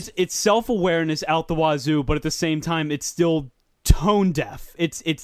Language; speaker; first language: English; native; English